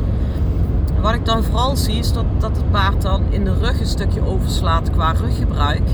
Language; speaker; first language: Dutch; native; Dutch